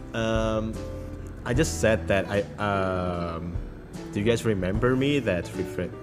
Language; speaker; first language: English; non-native, fluent; Indonesian